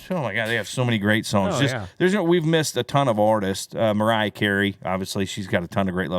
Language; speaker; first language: English; native; English